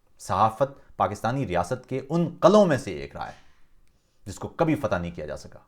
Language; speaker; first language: Urdu; native; Urdu